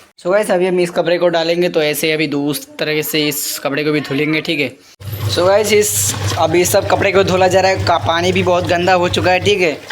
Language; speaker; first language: Hindi; non-native, local second language; Bangla